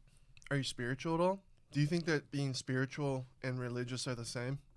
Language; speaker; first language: English; native; English